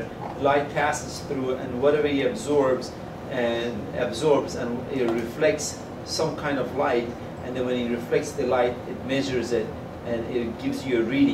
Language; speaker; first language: English; non-native, fluent; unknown